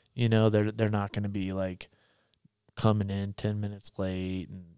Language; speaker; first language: English; native; English